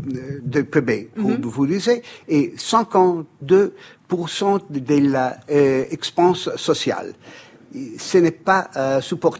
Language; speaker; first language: French; non-native, fluent; Italian